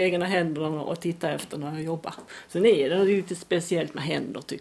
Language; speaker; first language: Swedish; non-native, fluent; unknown